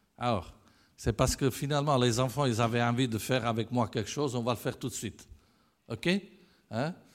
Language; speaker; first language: French; non-native, fluent; Italian